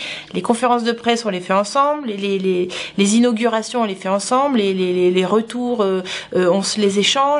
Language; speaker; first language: French; native; French